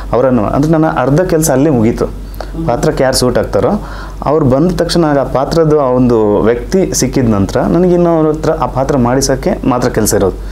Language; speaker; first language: Kannada; non-native, local second language; Tulu